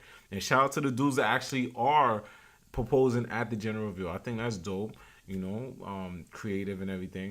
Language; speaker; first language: English; native; English